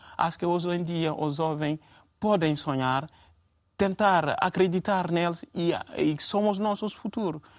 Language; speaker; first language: Portuguese; non-native, fluent; Fula